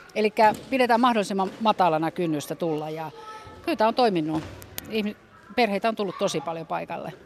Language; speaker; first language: Finnish; native; Finnish